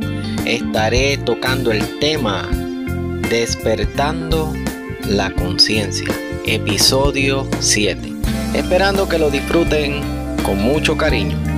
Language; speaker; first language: Spanish; native; Spanish